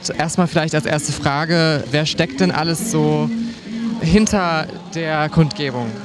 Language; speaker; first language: German; native; German